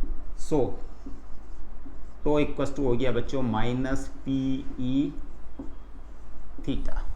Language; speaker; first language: Hindi; native; Hindi